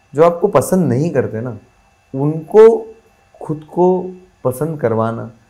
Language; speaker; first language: Hindi; non-native, local second language; Gujarati